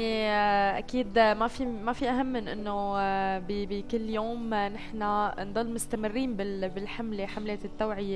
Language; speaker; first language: Arabic; native; Arabic